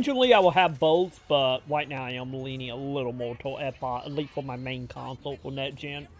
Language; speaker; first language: English; native; English